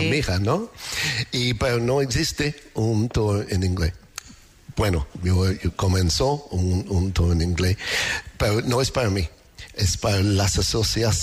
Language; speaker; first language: Spanish; non-native, learner; English